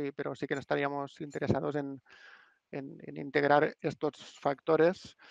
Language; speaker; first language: Spanish; non-native, local second language; Catalan